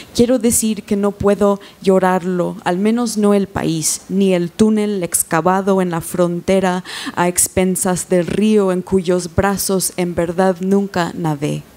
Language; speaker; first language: Spanish; non-native, fluent; English